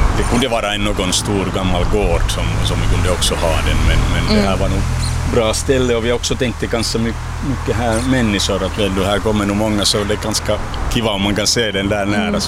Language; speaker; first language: Swedish; non-native, local second language; Finnish